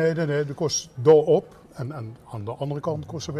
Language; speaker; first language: Dutch; native; Dutch